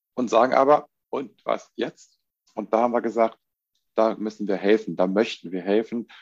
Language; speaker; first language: German; non-native, fluent; Spanish